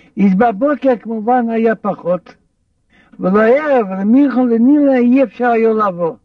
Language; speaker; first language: Hebrew; non-native, fluent; Russian